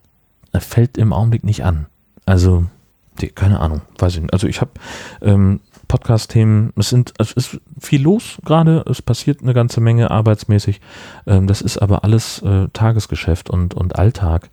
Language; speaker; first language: German; native; German